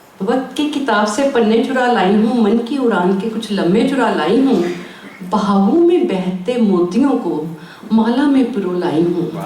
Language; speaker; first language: Hindi; native; Hindi